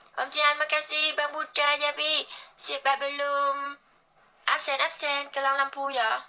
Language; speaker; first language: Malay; non-native, learner; Vietnamese